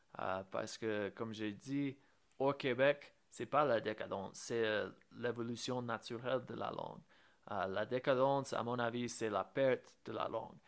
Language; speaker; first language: French; non-native, fluent; English